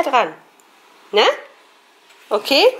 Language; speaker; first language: German; native; German